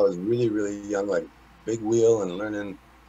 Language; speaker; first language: English; native; English